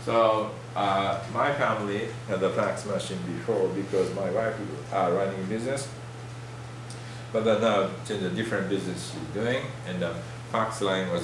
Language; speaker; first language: English; non-native, fluent; Japanese